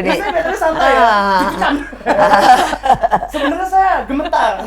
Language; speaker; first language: Indonesian; native; Indonesian